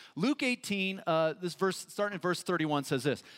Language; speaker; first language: English; native; English